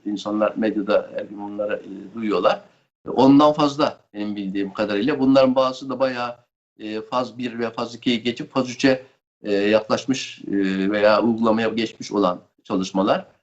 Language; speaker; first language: Turkish; native; Turkish